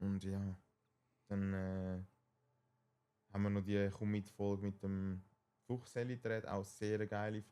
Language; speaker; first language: German; native; German